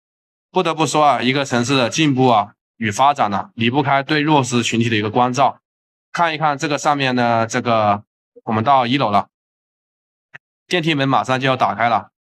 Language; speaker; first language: Chinese; native; Chinese